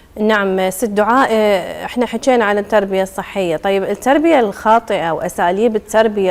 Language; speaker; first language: Arabic; native; Arabic